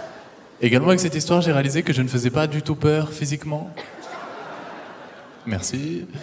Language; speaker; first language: French; native; French